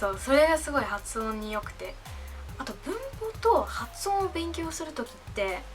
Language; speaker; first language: Japanese; non-native, fluent; English